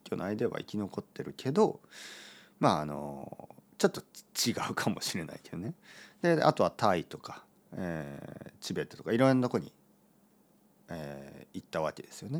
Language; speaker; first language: Japanese; native; Japanese